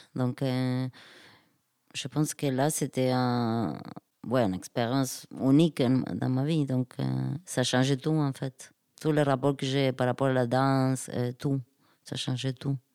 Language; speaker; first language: French; non-native, fluent; Spanish